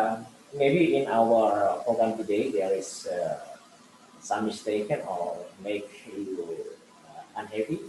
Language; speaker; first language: English; non-native, learner; Indonesian